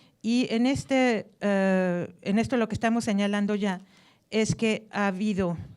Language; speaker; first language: Spanish; native; Spanish